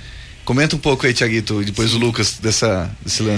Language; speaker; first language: Portuguese; native; Portuguese